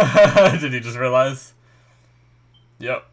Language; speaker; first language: English; native; English